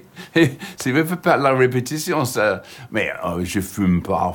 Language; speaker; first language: French; non-native, fluent; English